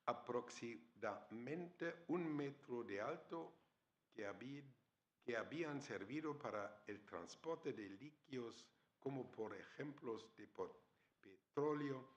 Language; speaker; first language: Spanish; non-native, fluent; German